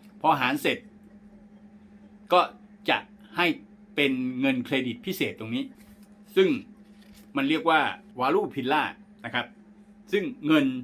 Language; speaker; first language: Thai; native; Thai